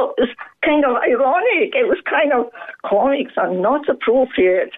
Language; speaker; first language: English; native; English